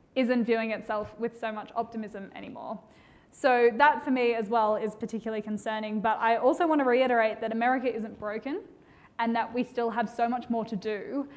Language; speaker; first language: English; native; English